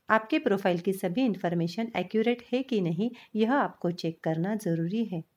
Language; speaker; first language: Hindi; non-native, local second language; Marathi